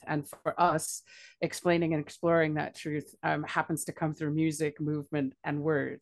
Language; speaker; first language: English; native; English